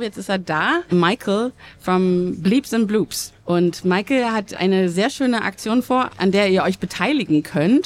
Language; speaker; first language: German; native; German